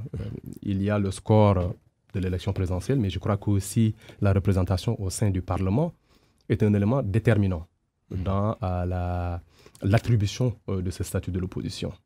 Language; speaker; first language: French; non-native, local second language; Wolof